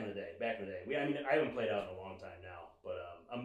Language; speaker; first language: English; native; English